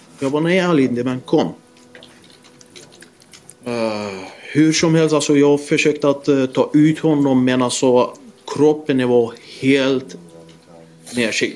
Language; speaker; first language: Swedish; non-native, fluent; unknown